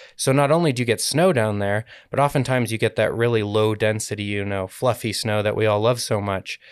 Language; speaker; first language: English; native; English